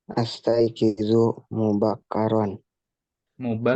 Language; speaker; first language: Arabic; non-native, learner; Indonesian